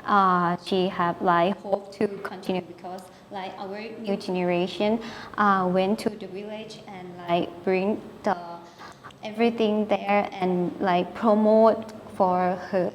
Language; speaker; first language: English; non-native, learner; Thai